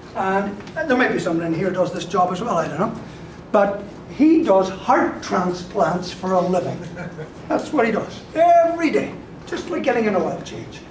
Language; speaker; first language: English; native; English